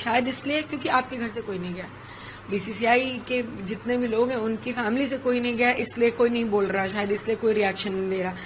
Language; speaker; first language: Hindi; native; Hindi